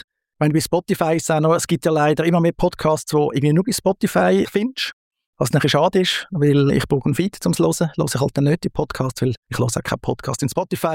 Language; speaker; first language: German; native; German